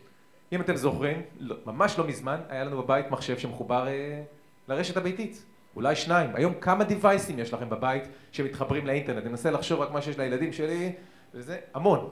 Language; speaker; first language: Hebrew; native; Hebrew